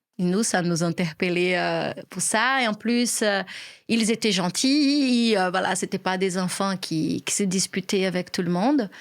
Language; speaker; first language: French; non-native, fluent; Portuguese